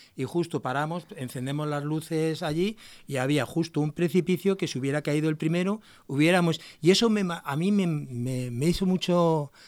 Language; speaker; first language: Spanish; native; Spanish